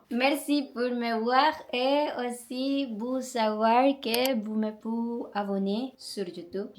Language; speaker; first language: French; non-native, learner; Spanish